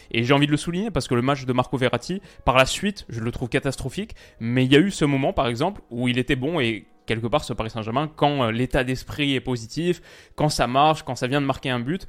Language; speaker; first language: French; native; French